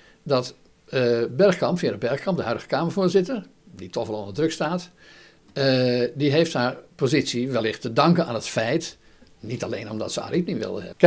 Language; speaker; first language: Dutch; native; Dutch